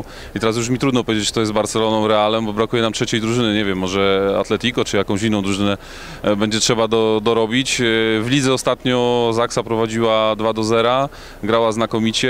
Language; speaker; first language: Polish; native; Polish